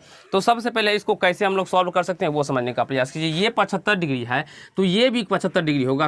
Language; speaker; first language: Hindi; native; Hindi